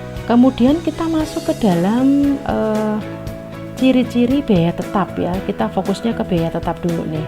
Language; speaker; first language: Indonesian; native; Indonesian